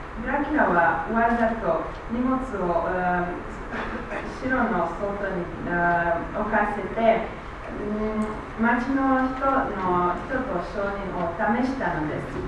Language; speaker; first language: Japanese; non-native, learner; Romanian